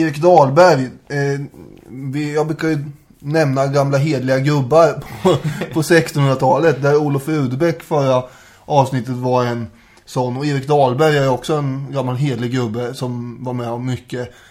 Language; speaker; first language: Swedish; native; Swedish